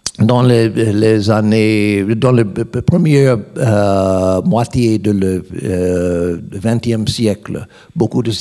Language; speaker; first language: French; non-native, learner; English